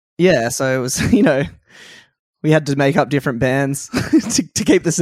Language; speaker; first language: English; native; English